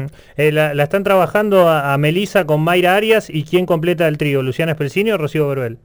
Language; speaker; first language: Spanish; native; Spanish